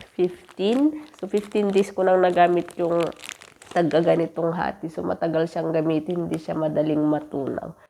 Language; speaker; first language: Filipino; non-native, local second language; Iloko